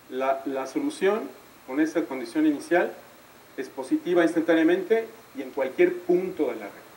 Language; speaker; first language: Spanish; native; Spanish